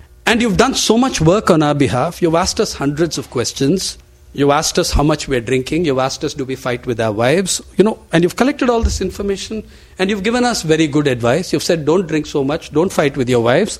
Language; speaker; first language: English; non-native, local second language; Telugu